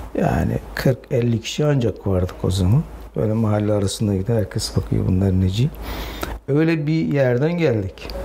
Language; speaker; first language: Turkish; non-native, local second language; Zaza